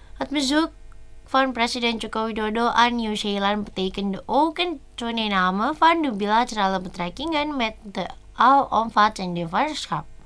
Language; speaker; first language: Dutch; non-native, learner; Indonesian